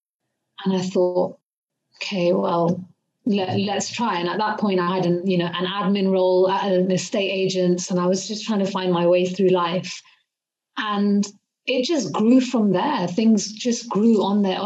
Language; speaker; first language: English; native; English